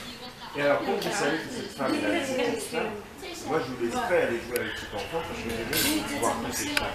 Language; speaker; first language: French; non-native, fluent; Italian